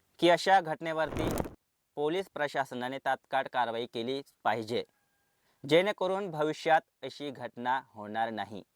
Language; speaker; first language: Marathi; non-native, local second language; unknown